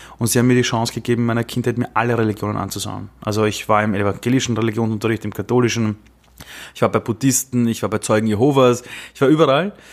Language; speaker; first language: German; early bilingual, other home language; Persian